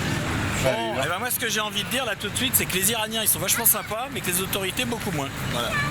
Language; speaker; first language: French; native; French